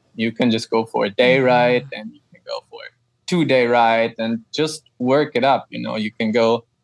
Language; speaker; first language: English; non-native, fluent; German